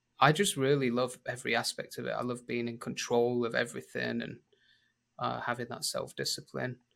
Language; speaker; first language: English; native; English